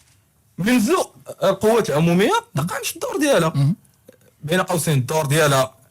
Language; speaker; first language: Arabic; native; Arabic